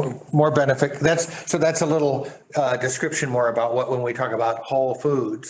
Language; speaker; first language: English; native; English